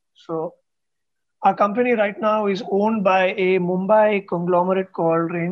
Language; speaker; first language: English; non-native, local second language; Tamil